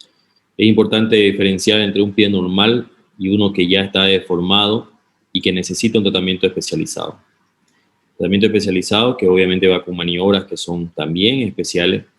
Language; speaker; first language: Spanish; native; Spanish